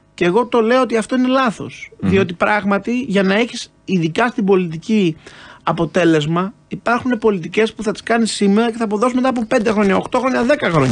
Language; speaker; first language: Greek; native; Greek